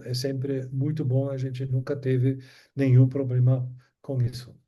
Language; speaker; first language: Portuguese; non-native, fluent; German